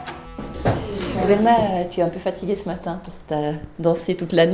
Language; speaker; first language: French; native; French